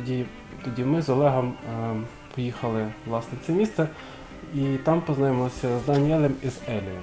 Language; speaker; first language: Ukrainian; native; Ukrainian